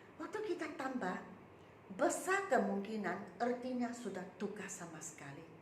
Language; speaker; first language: Malay; non-native, local second language; Chinese